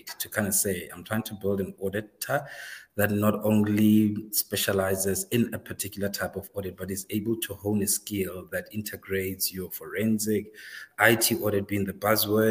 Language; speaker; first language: English; non-native, local second language; Northern Sotho